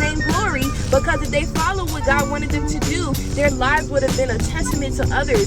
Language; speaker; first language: English; native; English